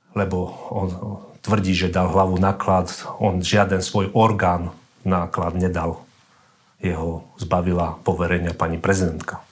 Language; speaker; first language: Slovak; native; Slovak